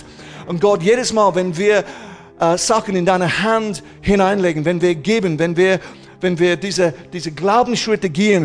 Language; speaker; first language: German; non-native, fluent; English